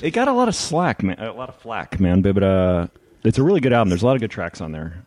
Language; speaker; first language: English; native; English